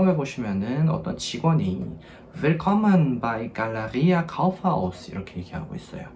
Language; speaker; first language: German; non-native, fluent; Korean